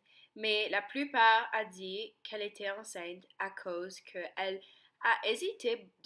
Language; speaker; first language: French; non-native, learner; English